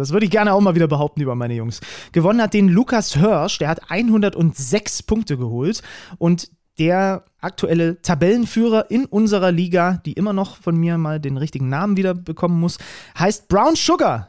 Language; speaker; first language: German; native; German